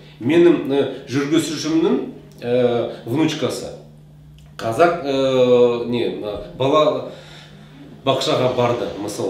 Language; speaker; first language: Kazakh; non-native, local second language; Russian